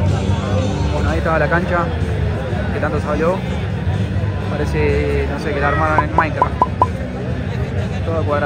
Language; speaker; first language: Spanish; native; Spanish